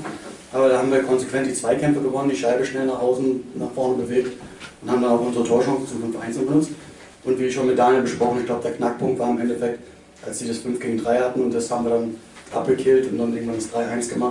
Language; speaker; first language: German; native; German